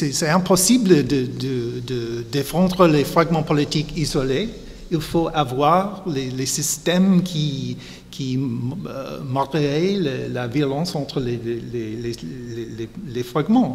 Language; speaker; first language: French; non-native, fluent; English